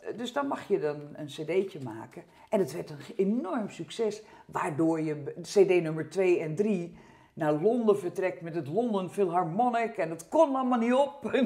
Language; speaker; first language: Dutch; early bilingual, heritage; French